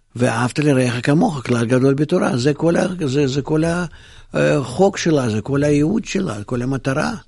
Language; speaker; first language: Hebrew; non-native, fluent; Russian